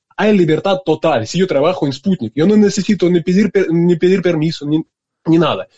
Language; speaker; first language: Spanish; non-native, fluent; Russian